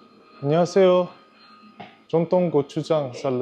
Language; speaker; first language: Korean; non-native, learner; English